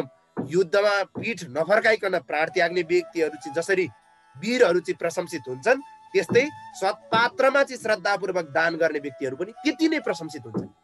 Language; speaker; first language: Nepali; native; Nepali